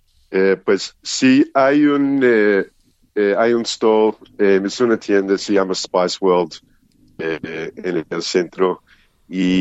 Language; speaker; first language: Spanish; non-native, learner; English